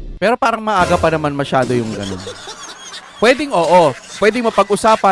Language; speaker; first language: Filipino; native; Filipino